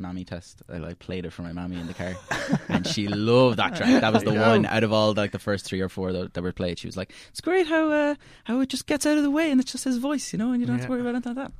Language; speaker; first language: English; native; English